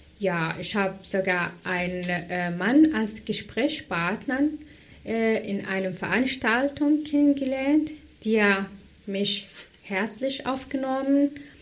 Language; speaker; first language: German; non-native, fluent; Arabic